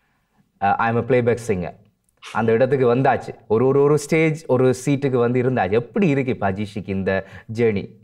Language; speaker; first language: Tamil; native; Tamil